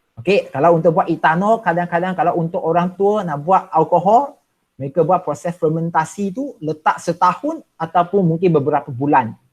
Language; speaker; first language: Malay; non-native, local second language; Chinese